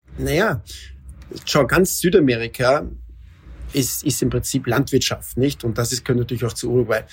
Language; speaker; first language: German; native; German